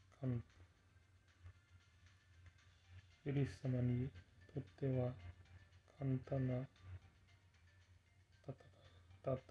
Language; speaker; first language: Japanese; non-native, learner; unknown